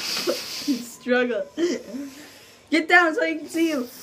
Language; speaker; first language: English; native; English